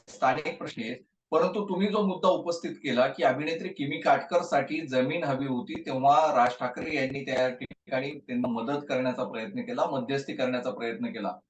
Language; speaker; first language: Marathi; native; Marathi